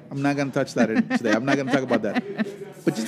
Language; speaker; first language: English; non-native, fluent; Spanish